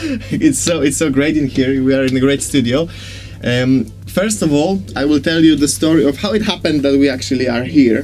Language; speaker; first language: English; non-native, fluent; Polish